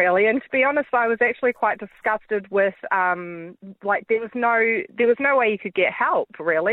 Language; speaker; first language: English; native; English